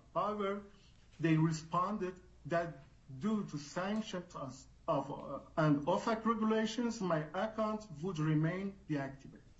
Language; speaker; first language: English; non-native, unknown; Persian